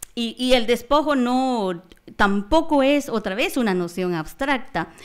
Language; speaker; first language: Spanish; non-native, local second language; Kaqchikel